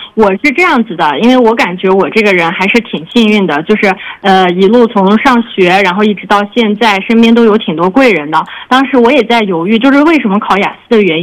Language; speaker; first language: Chinese; native; Chinese